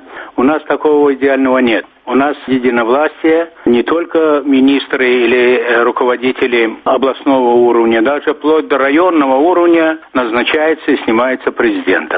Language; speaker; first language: Russian; non-native, local second language; Turkmen